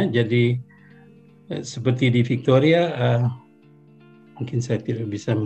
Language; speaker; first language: Indonesian; non-native, local second language; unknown